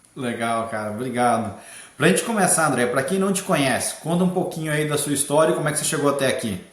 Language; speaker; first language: Portuguese; native; Portuguese